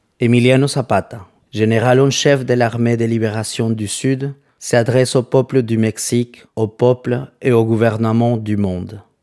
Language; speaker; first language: French; non-native, fluent; Spanish